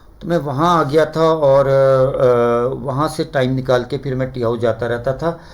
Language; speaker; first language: Urdu; native; Urdu